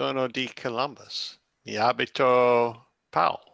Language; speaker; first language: Italian; non-native, learner; English